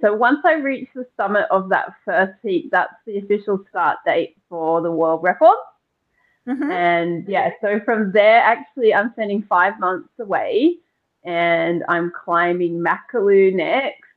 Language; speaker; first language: English; native; English